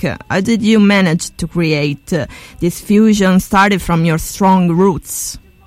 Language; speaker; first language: English; non-native, fluent; Italian